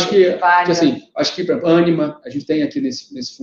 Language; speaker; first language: Portuguese; native; Portuguese